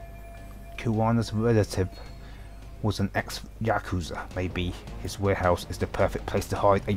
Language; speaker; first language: English; native; English